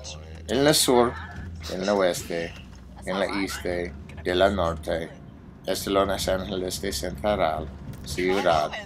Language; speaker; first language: Spanish; non-native, learner; English